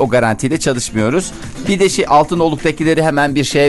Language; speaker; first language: Turkish; native; Turkish